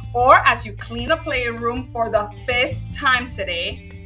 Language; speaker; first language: English; non-native, fluent; Spanish